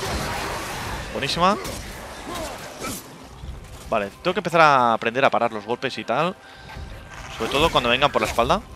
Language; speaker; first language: Spanish; native; Spanish